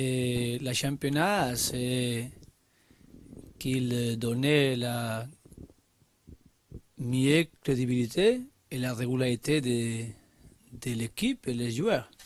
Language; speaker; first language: French; non-native, learner; Spanish